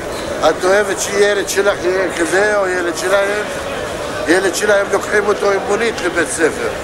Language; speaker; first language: Hebrew; non-native, learner; Arabic